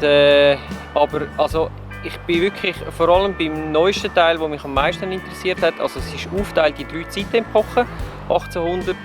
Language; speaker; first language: German; native; German